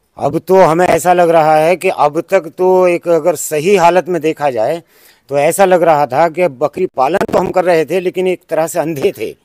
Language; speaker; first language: Hindi; native; Hindi